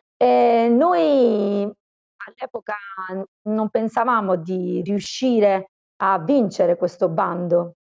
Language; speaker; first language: Italian; native; Italian